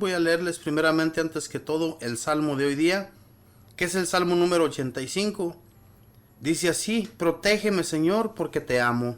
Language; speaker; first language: Spanish; native; Spanish